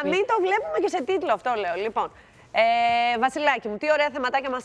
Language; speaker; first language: Greek; native; Greek